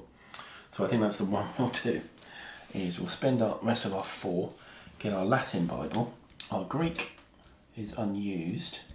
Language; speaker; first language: English; native; English